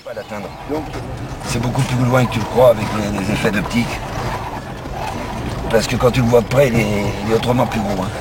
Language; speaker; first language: French; native; French